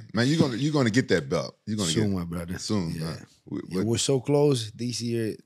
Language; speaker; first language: English; native; English